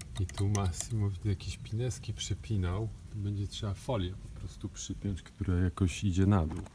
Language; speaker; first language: Polish; native; Polish